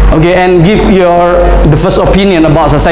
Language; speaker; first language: English; non-native, fluent; Indonesian